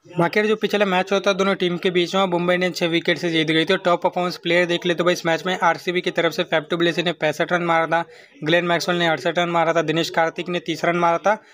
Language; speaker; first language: Hindi; native; Hindi